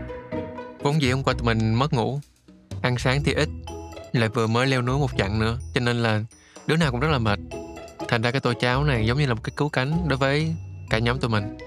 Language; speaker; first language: Vietnamese; native; Vietnamese